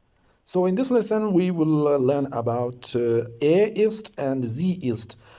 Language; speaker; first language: German; non-native, learner; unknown